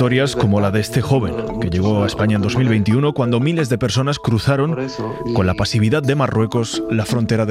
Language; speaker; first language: Spanish; native; Spanish